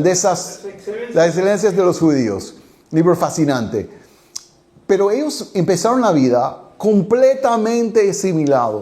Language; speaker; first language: Spanish; non-native, fluent; English